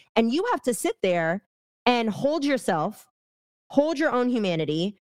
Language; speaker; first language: English; early bilingual, other home language; Arabic